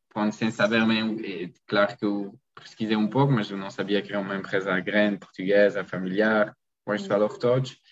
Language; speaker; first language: Portuguese; non-native, fluent; French